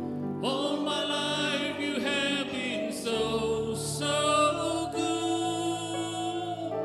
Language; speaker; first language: English; non-native, local second language; Malay